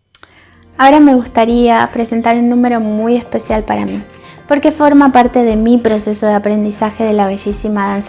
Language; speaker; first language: Spanish; native; Spanish